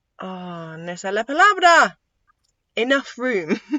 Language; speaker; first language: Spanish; non-native, learner; English